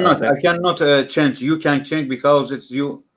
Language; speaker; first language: English; non-native, learner; Russian